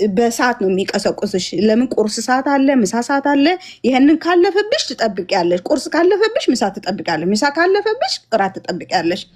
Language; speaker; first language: Amharic; non-native, fluent; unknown